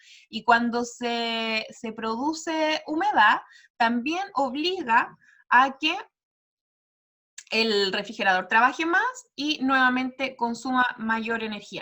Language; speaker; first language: Spanish; native; Spanish